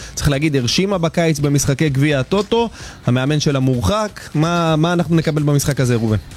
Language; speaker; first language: Hebrew; native; Hebrew